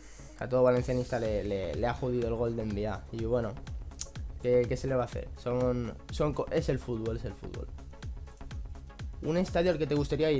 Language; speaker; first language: Spanish; native; Spanish